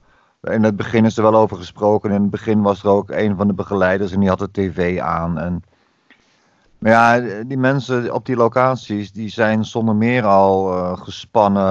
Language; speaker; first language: Dutch; native; Dutch